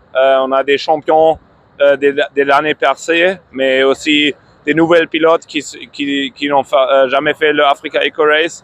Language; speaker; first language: French; non-native, fluent; German